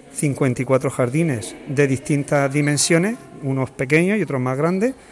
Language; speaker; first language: Spanish; native; Spanish